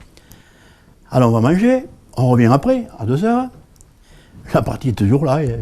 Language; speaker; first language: French; native; French